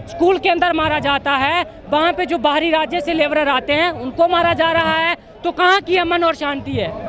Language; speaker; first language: Hindi; native; Hindi